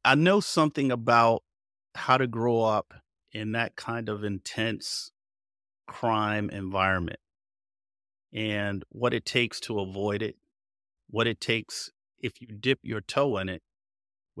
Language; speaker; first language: English; native; English